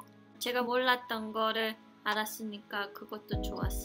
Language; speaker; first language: Korean; early bilingual, heritage; English